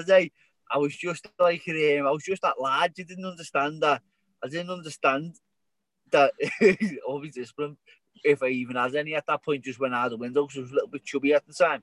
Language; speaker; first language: English; native; English